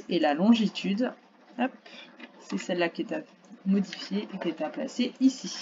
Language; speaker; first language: French; native; French